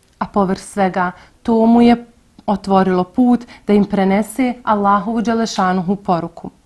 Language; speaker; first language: Bosnian; native; Bosnian